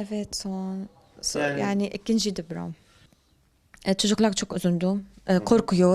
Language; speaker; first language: Turkish; non-native, learner; Arabic